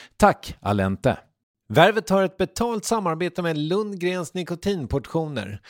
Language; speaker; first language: Swedish; native; Swedish